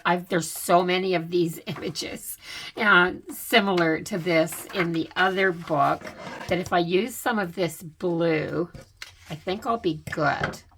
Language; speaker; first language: English; native; English